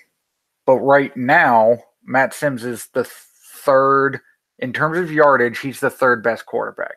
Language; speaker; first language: English; native; English